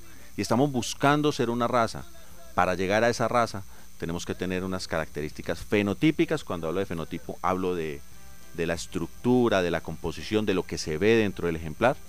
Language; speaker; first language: Spanish; native; Spanish